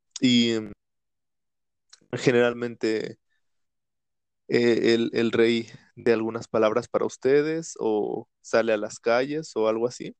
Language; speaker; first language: Spanish; native; Spanish